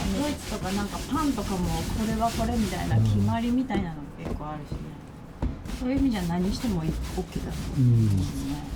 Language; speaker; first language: Japanese; native; Japanese